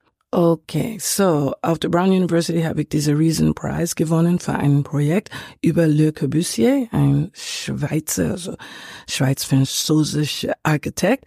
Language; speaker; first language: German; non-native, fluent; English